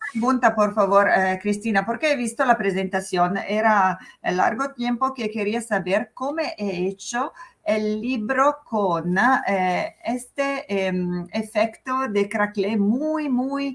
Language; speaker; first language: Spanish; non-native, fluent; Italian